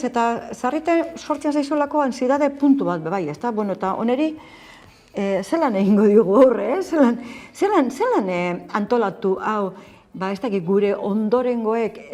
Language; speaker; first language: Basque; native; Basque